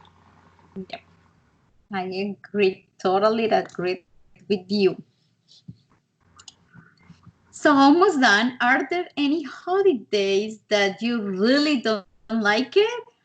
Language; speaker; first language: English; non-native, learner; Spanish